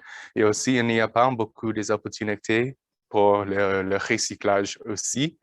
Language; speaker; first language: French; non-native, learner; English